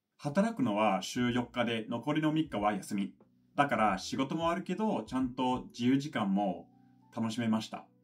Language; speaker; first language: Japanese; non-native, fluent; English